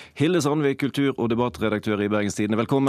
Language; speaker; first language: Norwegian; native; Norwegian